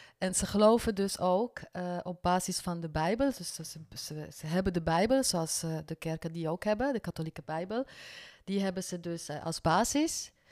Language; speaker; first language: Dutch; non-native, fluent; French